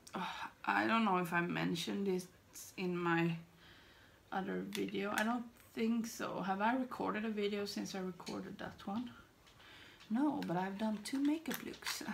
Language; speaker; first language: English; non-native, fluent; Swedish